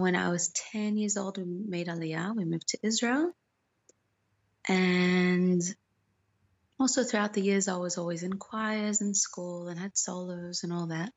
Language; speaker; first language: English; native; English